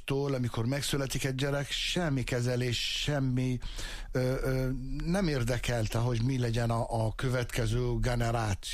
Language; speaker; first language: Hungarian; non-native, fluent; Arabic